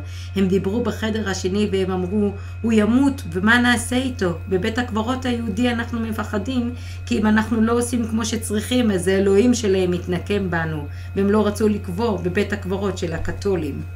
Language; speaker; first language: Hebrew; non-native, fluent; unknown